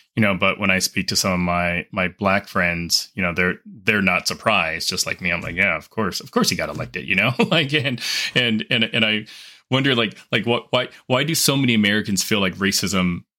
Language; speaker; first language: English; native; English